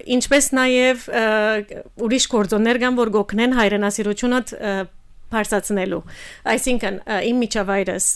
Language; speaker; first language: Armenian; early bilingual, heritage; Armenian